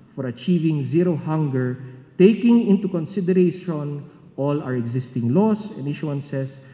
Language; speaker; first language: English; non-native, local second language; Filipino